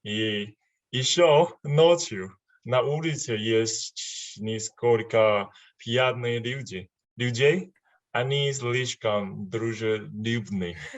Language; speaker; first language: Russian; non-native, learner; Chinese